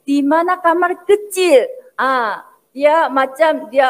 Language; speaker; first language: Indonesian; non-native, fluent; Korean